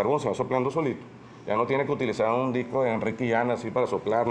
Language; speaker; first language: Spanish; native; Spanish